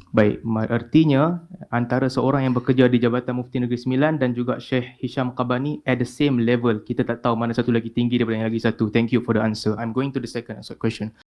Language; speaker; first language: Malay; native; Malay